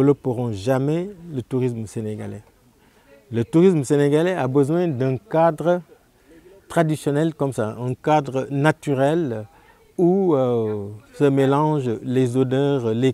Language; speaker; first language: French; non-native, local second language; Wolof